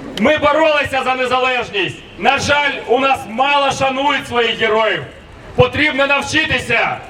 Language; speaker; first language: Ukrainian; native; Ukrainian